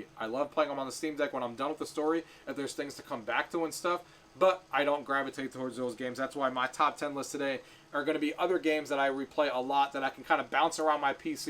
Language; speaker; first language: English; native; English